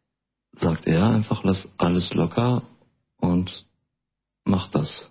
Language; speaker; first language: German; native; German